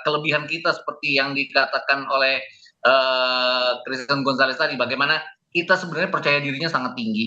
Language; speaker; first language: Indonesian; native; Indonesian